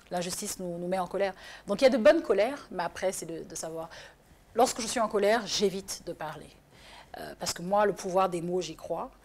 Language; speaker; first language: French; native; French